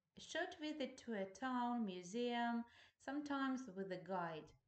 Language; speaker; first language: English; non-native, fluent; Ukrainian